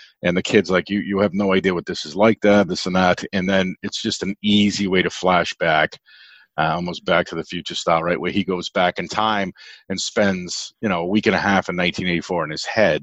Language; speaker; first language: English; native; English